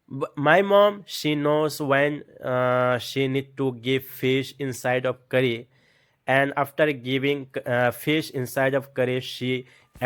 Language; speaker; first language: English; non-native, learner; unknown